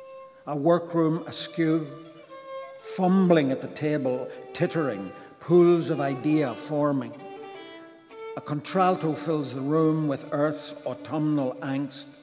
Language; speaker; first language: English; native; English